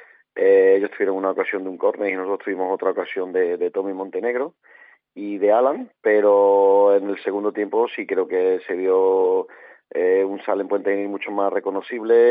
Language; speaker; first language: Spanish; native; Spanish